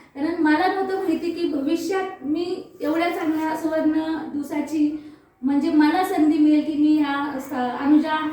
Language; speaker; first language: Marathi; non-native, local second language; Telugu